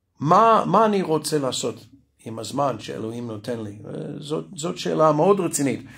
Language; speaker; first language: Hebrew; non-native, fluent; English